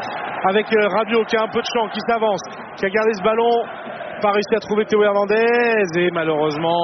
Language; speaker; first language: French; native; French